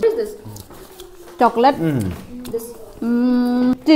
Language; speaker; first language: English; non-native, learner; Indonesian